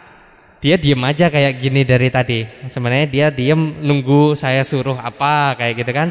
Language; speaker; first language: Indonesian; native; Indonesian